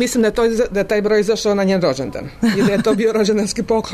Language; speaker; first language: Serbian; native; Serbian